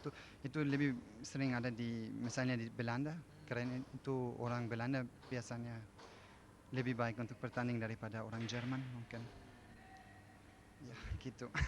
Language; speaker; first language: Indonesian; non-native, fluent; German